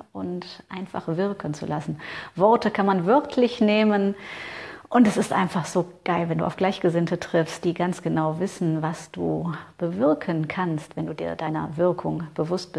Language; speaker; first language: German; native; German